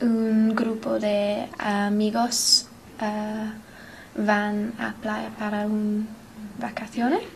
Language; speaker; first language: Spanish; non-native, learner; English